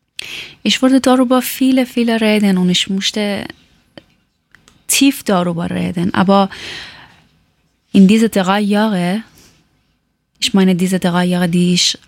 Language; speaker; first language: German; non-native, learner; Persian